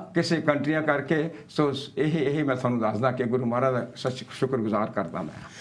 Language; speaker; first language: Punjabi; early bilingual, heritage; Punjabi